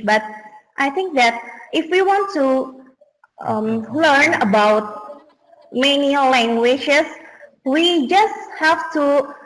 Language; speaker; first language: English; non-native, learner; Indonesian